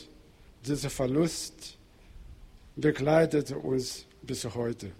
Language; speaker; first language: German; non-native, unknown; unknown